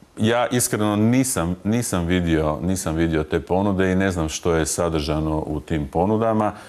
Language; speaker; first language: Croatian; native; Croatian